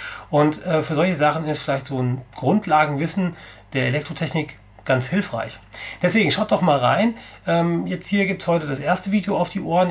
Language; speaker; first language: German; native; German